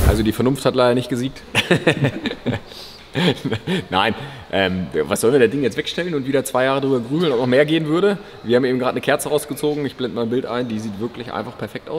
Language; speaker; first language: German; native; German